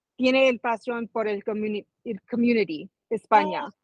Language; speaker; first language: Spanish; early bilingual, heritage; Spanish